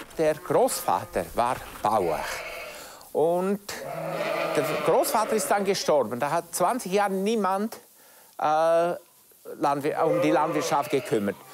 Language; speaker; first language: German; non-native, local second language; Romansh